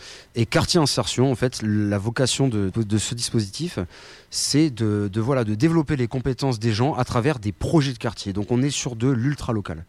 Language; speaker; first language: French; native; French